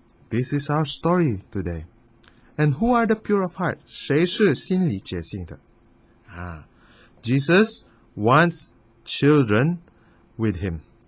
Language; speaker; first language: English; non-native, fluent; Chinese